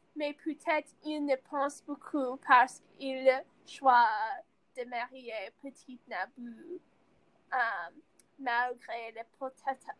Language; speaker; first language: French; non-native, learner; English